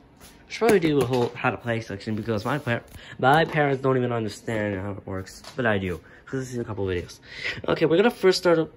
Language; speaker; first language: English; native; English